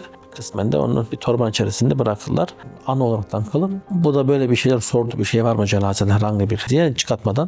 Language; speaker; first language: Turkish; early bilingual, heritage; Turkish